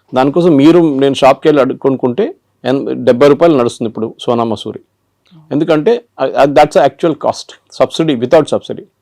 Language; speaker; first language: Telugu; non-native, local second language; Malayalam